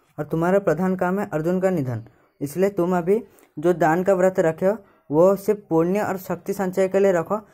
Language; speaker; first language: Hindi; native; Hindi